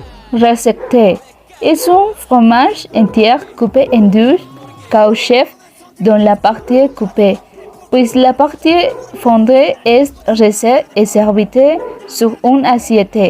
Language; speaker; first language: French; non-native, learner; Spanish